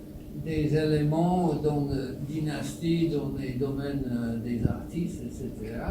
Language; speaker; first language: French; non-native, fluent; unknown